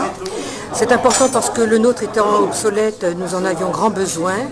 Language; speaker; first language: French; native; French